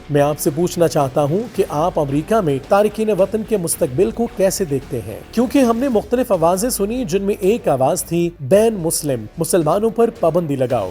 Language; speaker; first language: Urdu; native; Urdu